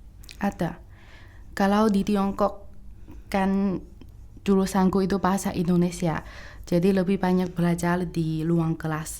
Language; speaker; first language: Indonesian; non-native, fluent; Chinese